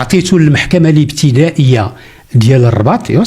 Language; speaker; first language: Arabic; native; Arabic